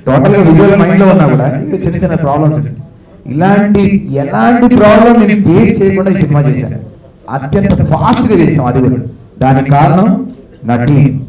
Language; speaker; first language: Telugu; native; Telugu